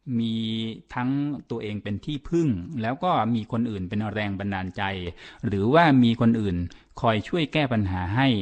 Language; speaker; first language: Thai; native; Thai